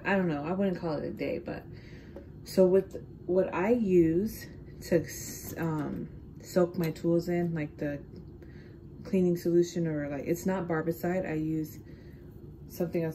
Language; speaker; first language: English; native; English